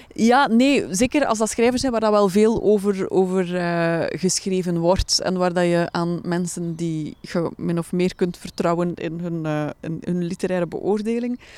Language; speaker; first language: Dutch; native; Dutch